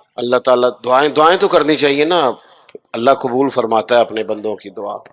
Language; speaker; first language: Urdu; non-native, local second language; Punjabi